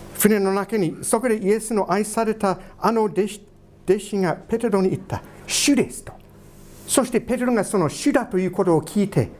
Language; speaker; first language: Japanese; non-native, fluent; English